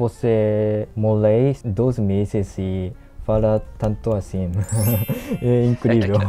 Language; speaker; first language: Portuguese; non-native, learner; Japanese